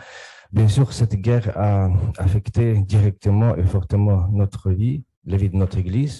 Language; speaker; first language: French; non-native, fluent; Ukrainian